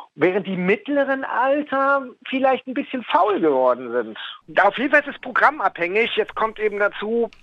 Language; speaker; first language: German; native; German